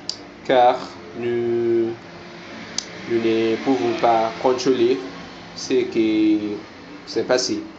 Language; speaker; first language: French; non-native, learner; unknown